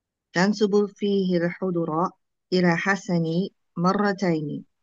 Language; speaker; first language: Arabic; non-native, learner; Indonesian